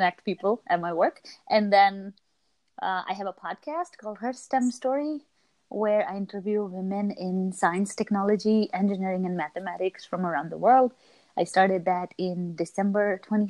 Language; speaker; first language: English; non-native, local second language; Hindi